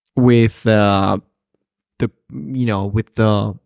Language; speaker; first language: English; early bilingual, other home language; Spanish